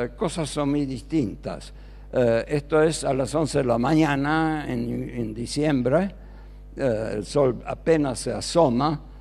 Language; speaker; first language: Spanish; early bilingual, other home language; German